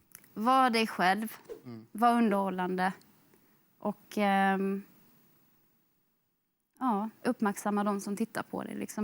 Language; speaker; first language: Swedish; native; Swedish